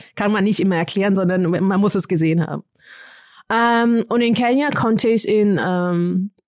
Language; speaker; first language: German; non-native, fluent; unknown